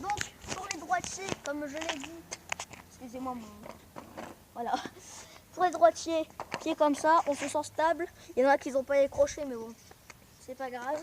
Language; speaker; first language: French; native; French